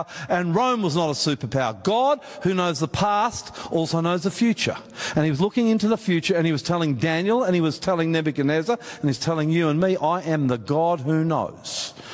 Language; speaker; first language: English; native; English